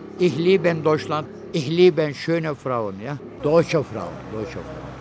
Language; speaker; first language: German; non-native, learner; Turkish